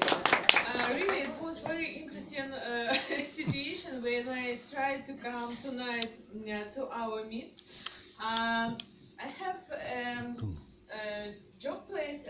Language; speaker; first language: English; non-native, learner; Russian